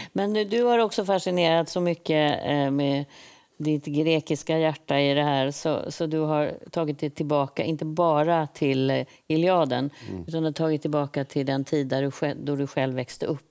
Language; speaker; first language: Swedish; native; Swedish